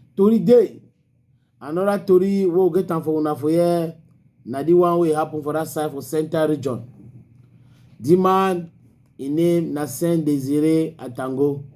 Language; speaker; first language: Nigerian Pidgin; native; Nigerian Pidgin